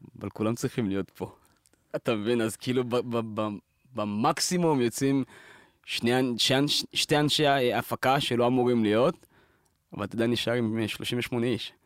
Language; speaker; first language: Hebrew; native; Hebrew